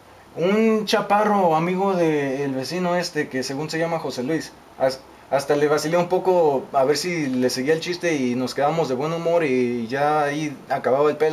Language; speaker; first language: Spanish; native; Spanish